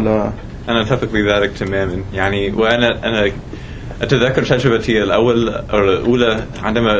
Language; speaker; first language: Arabic; non-native, fluent; English